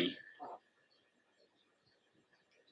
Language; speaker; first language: English; non-native, fluent; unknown